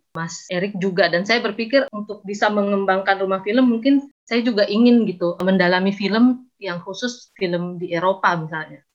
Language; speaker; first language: Indonesian; native; Indonesian